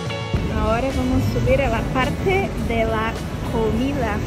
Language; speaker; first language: Spanish; non-native, fluent; Portuguese